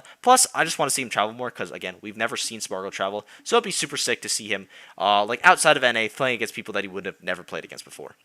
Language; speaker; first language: English; native; English